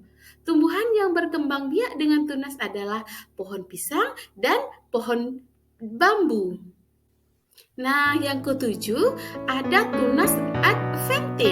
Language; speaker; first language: Indonesian; native; Indonesian